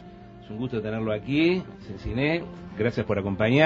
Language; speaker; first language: Spanish; native; Spanish